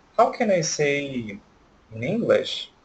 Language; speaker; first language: English; non-native, fluent; Portuguese